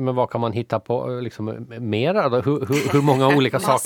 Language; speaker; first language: Swedish; non-native, fluent; Finnish